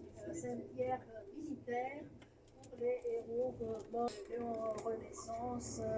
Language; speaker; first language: French; non-native, fluent; Romanian